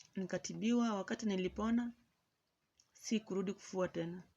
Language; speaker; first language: Swahili; non-native, local second language; Luyia